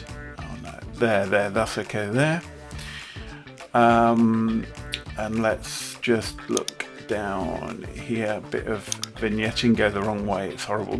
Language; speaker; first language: English; native; English